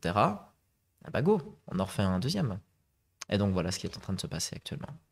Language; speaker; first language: French; native; French